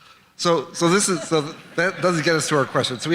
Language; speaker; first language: English; native; English